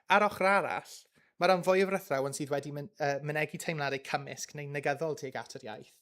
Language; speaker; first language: Welsh; non-native, local second language; English